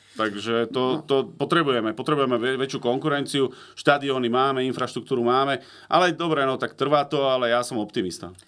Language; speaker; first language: Slovak; native; Slovak